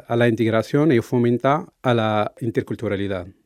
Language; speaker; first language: Spanish; non-native, fluent; Arabic